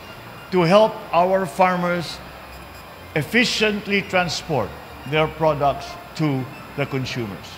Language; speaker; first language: English; non-native, local second language; Filipino